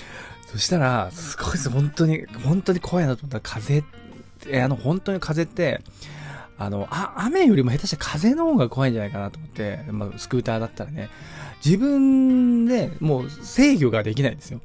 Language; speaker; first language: Japanese; native; Japanese